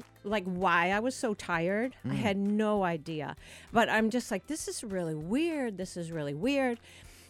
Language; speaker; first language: English; native; English